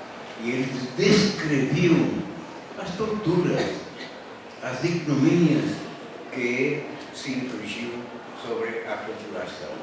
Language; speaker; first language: Portuguese; native; Portuguese